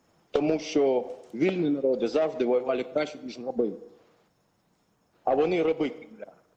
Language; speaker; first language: Ukrainian; non-native, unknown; Chechen